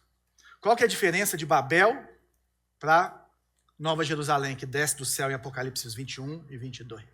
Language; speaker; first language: Portuguese; native; Portuguese